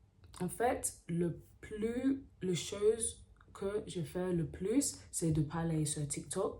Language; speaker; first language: French; non-native, learner; English